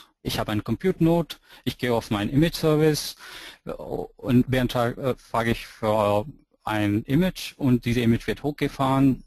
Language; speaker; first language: German; non-native, fluent; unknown